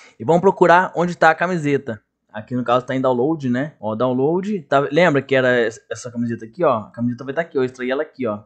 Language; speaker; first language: Portuguese; native; Portuguese